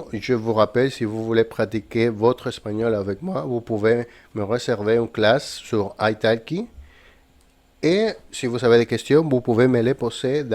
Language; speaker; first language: French; non-native, fluent; Spanish